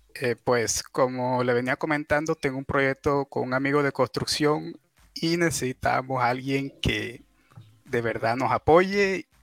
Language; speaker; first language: Spanish; native; Spanish